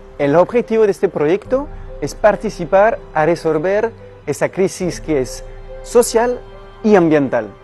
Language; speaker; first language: Spanish; non-native, fluent; French